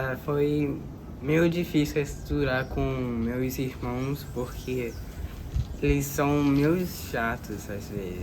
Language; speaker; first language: Portuguese; early bilingual, other home language; English